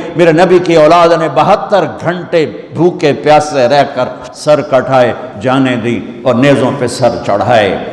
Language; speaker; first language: Urdu; non-native, local second language; Punjabi